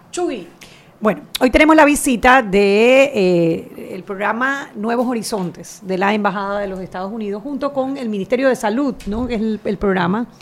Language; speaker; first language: Spanish; native; Spanish